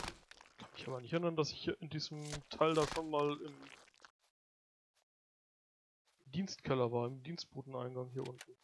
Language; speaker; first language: German; native; German